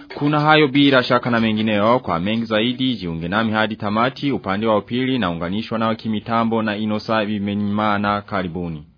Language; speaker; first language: Swahili; non-native, local second language; Rundi